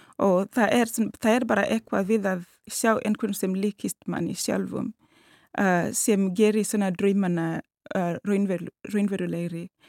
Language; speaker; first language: Icelandic; non-native, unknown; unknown